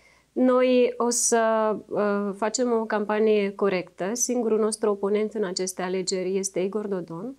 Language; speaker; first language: Romanian; native; Romanian